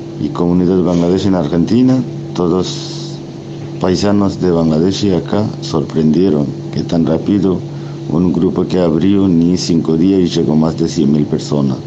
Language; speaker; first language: Spanish; non-native, fluent; Bangla